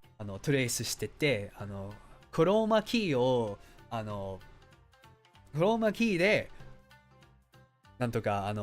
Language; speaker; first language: Japanese; non-native, learner; English